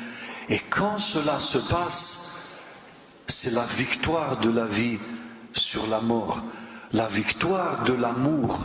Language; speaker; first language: French; non-native, fluent; Romanian